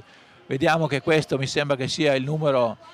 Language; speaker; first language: Italian; native; Italian